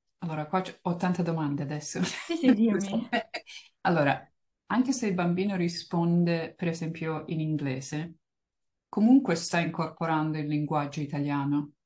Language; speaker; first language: Italian; early bilingual, heritage; Italian